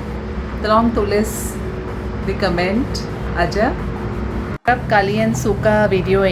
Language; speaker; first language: Indonesian; non-native, learner; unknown